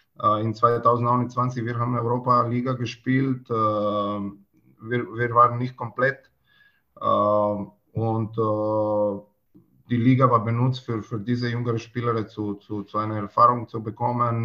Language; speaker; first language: German; non-native, learner; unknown